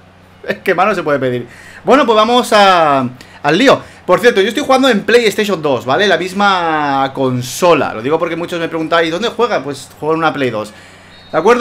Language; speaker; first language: Spanish; native; Spanish